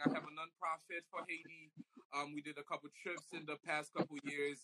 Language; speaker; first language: English; non-native, fluent; Haitian Creole